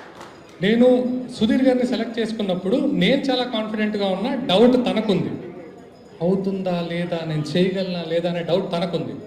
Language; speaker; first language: Telugu; native; Telugu